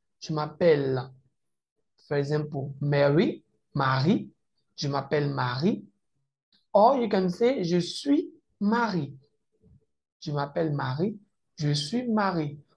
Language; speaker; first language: French; native; French